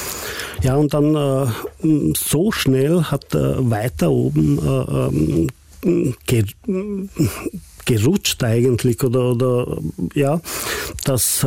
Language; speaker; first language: German; non-native, fluent; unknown